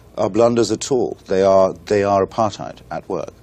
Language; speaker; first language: English; native; English